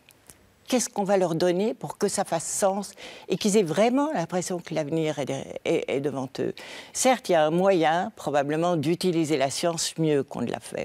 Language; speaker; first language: French; native; French